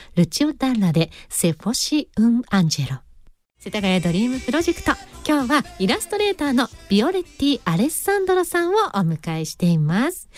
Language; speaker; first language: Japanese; native; Japanese